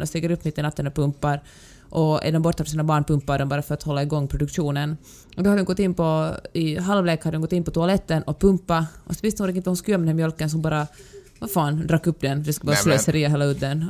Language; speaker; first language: Swedish; native; Swedish